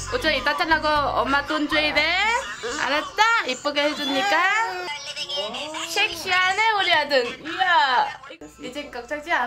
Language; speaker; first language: Korean; non-native, learner; Vietnamese